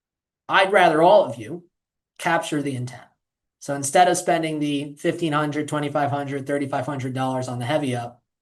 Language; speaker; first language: English; native; English